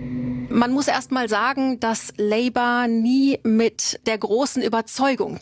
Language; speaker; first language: German; native; German